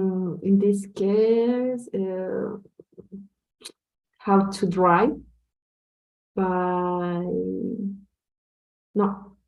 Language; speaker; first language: English; non-native, learner; Spanish